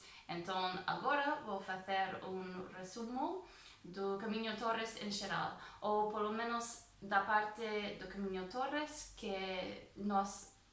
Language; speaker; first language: Portuguese; non-native, fluent; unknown